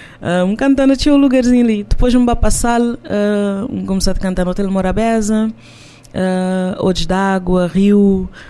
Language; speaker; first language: Portuguese; non-native, local second language; Kabuverdianu